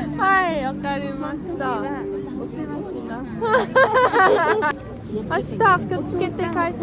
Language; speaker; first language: Japanese; non-native, learner; Korean